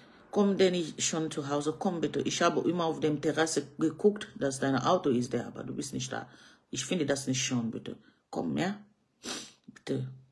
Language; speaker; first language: German; non-native, learner; French